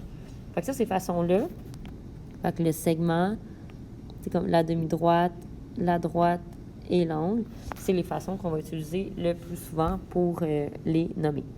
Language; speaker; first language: French; native; French